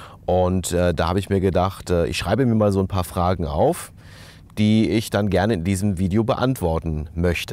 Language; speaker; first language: German; native; German